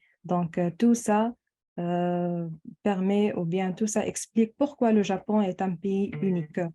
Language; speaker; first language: French; non-native, local second language; Arabic